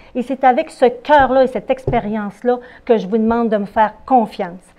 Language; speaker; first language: French; native; French